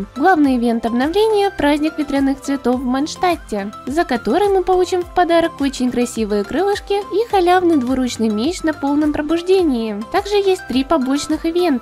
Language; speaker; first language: Russian; native; Russian